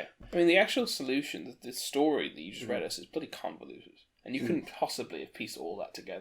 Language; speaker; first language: English; native; English